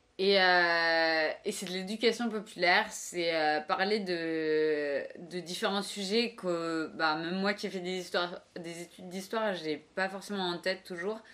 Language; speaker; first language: French; native; French